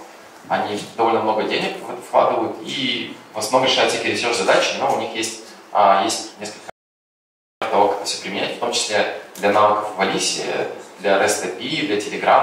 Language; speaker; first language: Russian; native; Russian